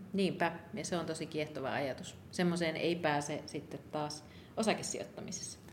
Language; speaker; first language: Finnish; native; Finnish